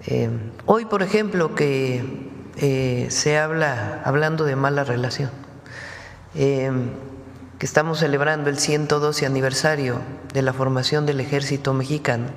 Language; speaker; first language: Spanish; native; Spanish